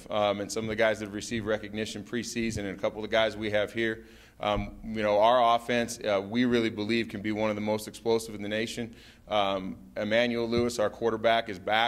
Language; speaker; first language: English; native; English